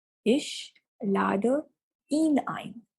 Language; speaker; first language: German; non-native, fluent; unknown